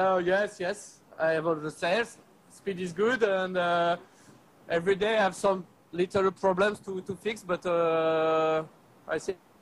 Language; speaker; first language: English; non-native, learner; French